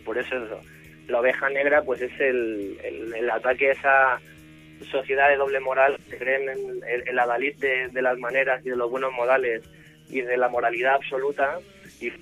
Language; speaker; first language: Spanish; native; Spanish